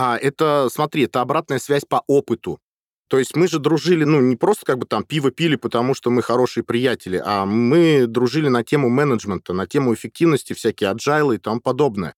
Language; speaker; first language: Russian; native; Russian